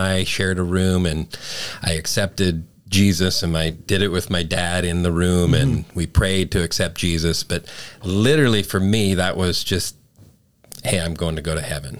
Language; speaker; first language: English; native; English